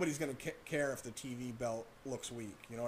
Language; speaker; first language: English; native; English